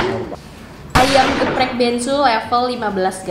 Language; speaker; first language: Indonesian; native; Indonesian